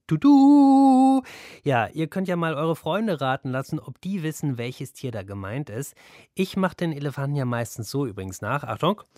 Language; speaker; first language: German; native; German